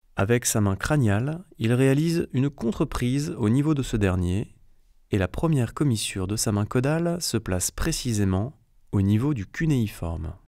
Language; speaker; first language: French; native; French